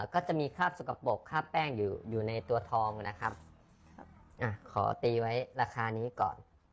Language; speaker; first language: Thai; native; Thai